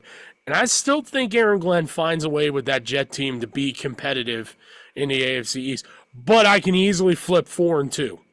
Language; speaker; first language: English; native; English